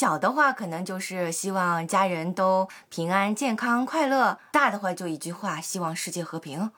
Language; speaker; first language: Chinese; native; Chinese